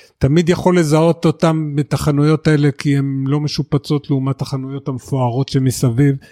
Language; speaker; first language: Hebrew; native; Hebrew